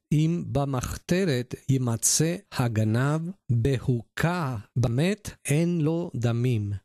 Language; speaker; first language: Hebrew; non-native, learner; Spanish